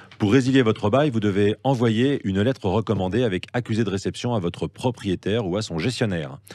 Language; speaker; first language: French; native; French